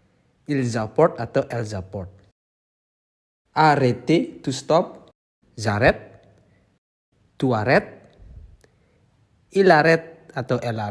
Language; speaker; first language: French; non-native, fluent; Indonesian